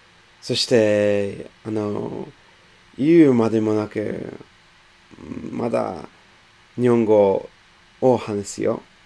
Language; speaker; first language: Japanese; non-native, fluent; English